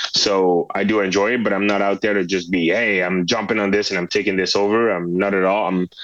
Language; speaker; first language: English; non-native, fluent; French